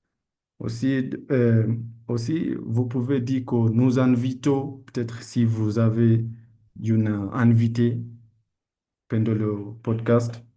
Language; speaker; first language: French; non-native, learner; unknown